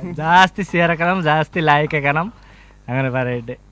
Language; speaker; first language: Malayalam; non-native, local second language; Bangla